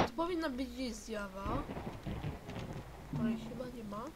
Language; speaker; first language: Polish; native; Polish